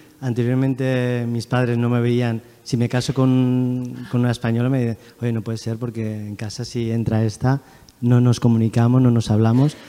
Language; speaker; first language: Spanish; early bilingual, other home language; Chinese